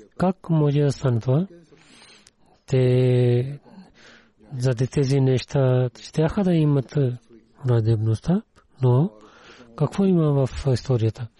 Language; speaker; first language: Bulgarian; non-native, learner; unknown